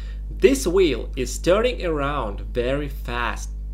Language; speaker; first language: English; non-native, fluent; Russian